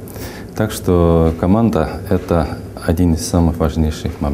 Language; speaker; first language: Russian; non-native, local second language; Latvian